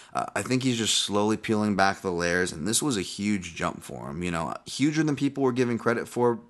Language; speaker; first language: English; native; English